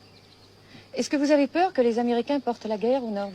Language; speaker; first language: French; native; French